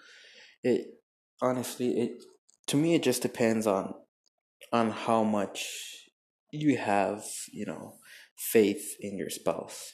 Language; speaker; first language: English; native; English